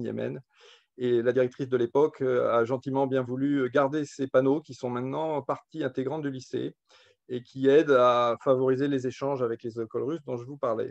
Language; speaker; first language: French; native; French